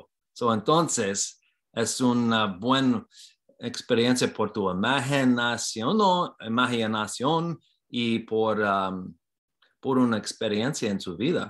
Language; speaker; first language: Spanish; non-native, learner; English